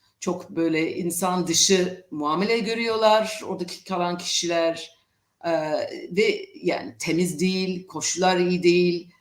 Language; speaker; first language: Turkish; non-native, fluent; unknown